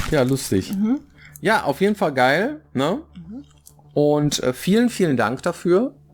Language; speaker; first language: German; native; German